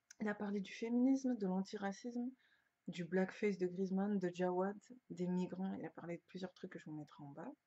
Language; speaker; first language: French; early bilingual, other home language; Lingala